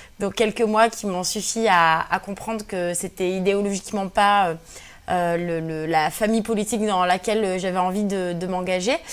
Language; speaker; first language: French; early bilingual, other home language; Kabyle